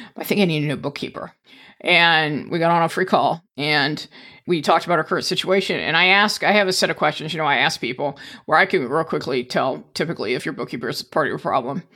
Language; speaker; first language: English; native; English